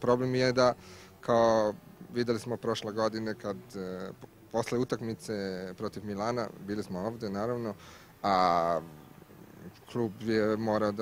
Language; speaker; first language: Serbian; non-native, learner; Italian